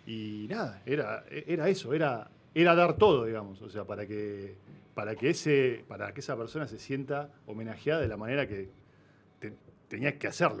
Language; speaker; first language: Spanish; native; Spanish